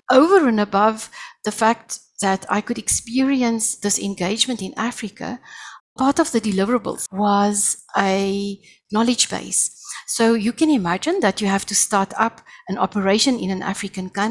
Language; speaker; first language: English; non-native, local second language; Afrikaans